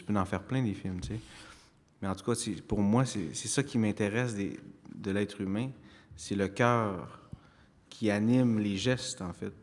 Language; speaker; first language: French; native; French